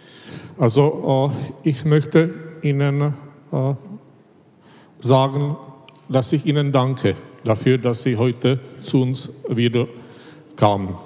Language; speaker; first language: German; non-native, fluent; Czech